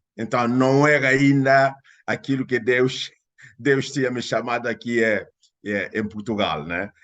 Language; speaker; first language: Portuguese; non-native, fluent; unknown